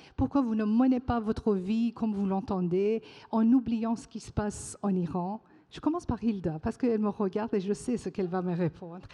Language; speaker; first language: French; non-native, fluent; Persian